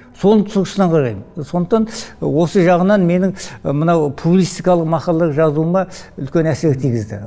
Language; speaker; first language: Kazakh; native; Kazakh